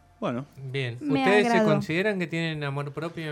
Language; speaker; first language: Spanish; native; Spanish